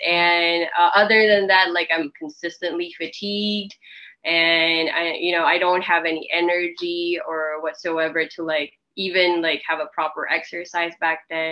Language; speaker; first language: English; non-native, local second language; Filipino